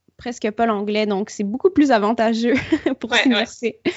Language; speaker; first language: French; native; French